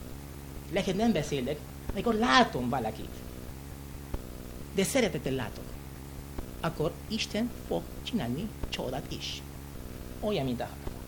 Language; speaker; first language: Hungarian; non-native, learner; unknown